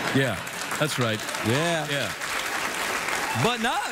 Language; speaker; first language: English; native; English